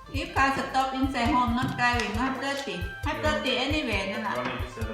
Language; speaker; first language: English; non-native, learner; Thai